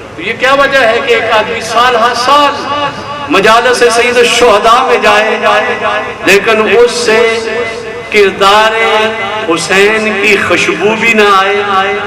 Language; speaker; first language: Urdu; non-native, local second language; Punjabi